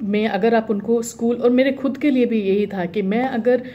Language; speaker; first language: Hindi; native; Hindi